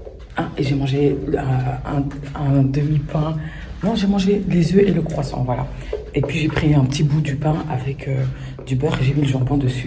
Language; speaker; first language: French; native; French